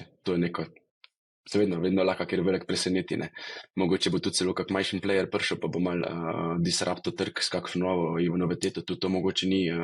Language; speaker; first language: Slovenian; native; Slovenian